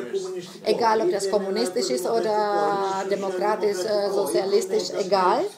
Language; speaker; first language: German; non-native, fluent; Greek